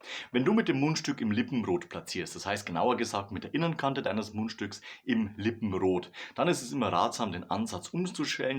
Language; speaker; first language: German; native; German